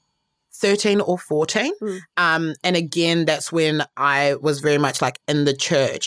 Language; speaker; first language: English; early bilingual, other home language; Shona